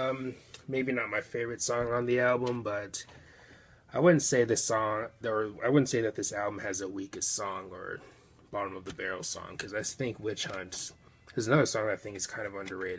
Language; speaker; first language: English; native; English